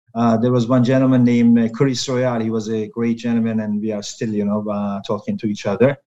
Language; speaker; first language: English; non-native, fluent; Turkish